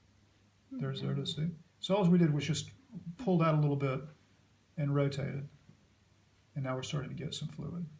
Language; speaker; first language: English; native; English